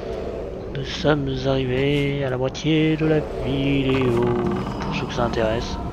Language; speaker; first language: French; native; French